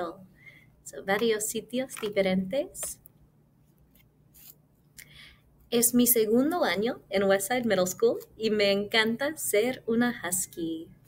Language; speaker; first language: Spanish; early bilingual, heritage; English